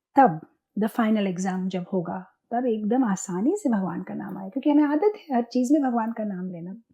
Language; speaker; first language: Hindi; non-native, local second language; Gujarati